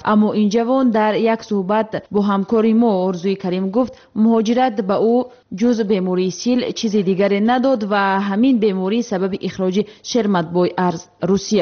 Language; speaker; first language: Tajik; native; Tajik